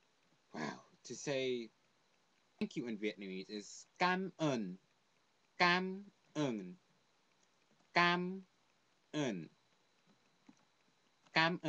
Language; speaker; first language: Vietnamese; non-native, learner; English